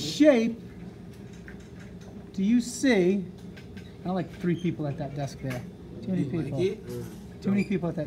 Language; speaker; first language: English; native; English